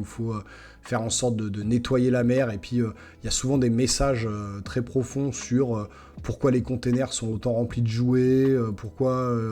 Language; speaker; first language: French; native; French